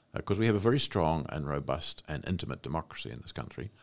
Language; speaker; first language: English; native; English